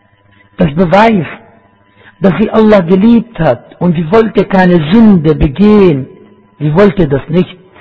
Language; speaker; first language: German; non-native, fluent; Arabic